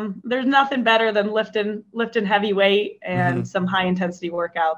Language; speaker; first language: English; native; English